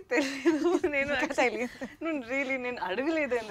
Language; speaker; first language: Telugu; non-native, learner; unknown